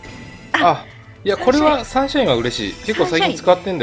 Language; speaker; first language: Japanese; native; Japanese